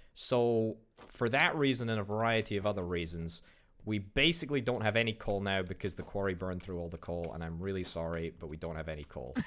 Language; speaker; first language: English; native; English